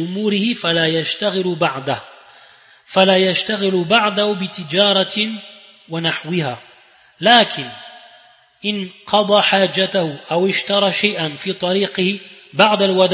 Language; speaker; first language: Arabic; non-native, fluent; French